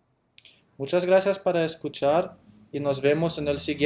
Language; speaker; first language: Spanish; non-native, fluent; German